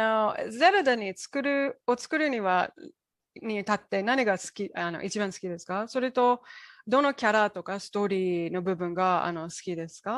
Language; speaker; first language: Japanese; non-native, fluent; English